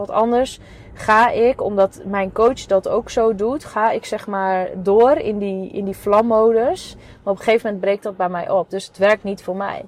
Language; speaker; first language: Dutch; native; Dutch